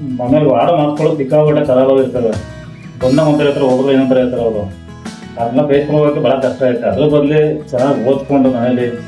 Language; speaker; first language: Kannada; native; Kannada